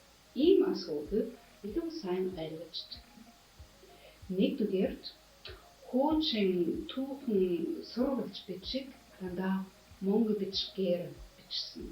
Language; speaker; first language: Mongolian; non-native, fluent; German